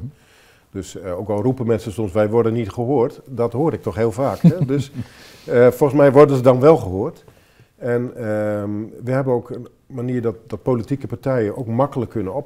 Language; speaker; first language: Dutch; native; Dutch